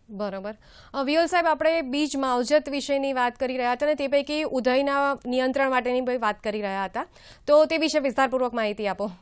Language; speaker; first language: Gujarati; native; Gujarati